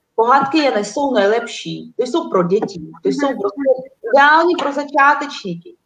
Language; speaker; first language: Czech; non-native, fluent; Russian